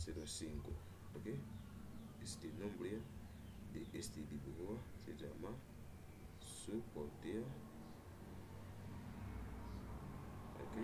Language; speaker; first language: Spanish; non-native, learner; Haitian Creole